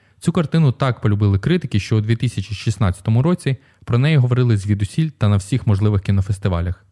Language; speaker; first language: Ukrainian; native; Ukrainian